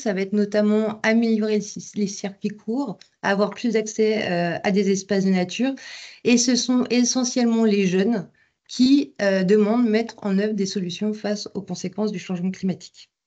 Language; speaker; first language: French; native; French